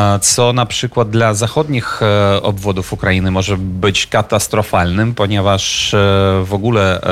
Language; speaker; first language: Polish; non-native, fluent; Ukrainian